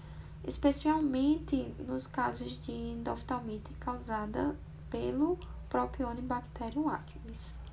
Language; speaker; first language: Portuguese; native; Portuguese